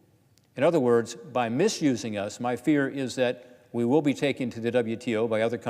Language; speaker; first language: English; native; English